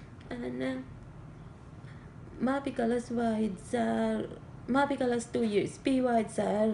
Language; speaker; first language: Arabic; non-native, learner; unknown